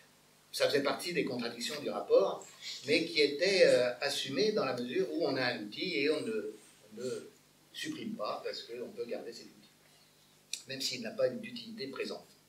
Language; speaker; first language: French; native; French